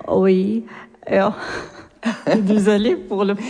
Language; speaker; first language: French; non-native, learner; Arabic